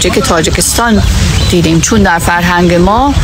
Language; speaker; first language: Persian; native; Persian